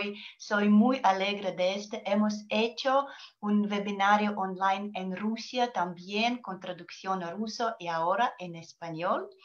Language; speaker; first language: Spanish; non-native, learner; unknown